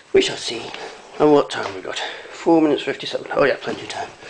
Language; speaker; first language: English; native; English